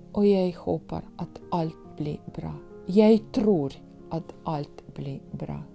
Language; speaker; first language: Norwegian; non-native, fluent; Ukrainian